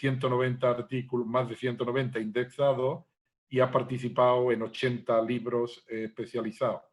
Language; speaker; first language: Spanish; native; Spanish